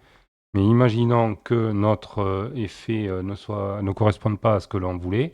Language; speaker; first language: French; native; French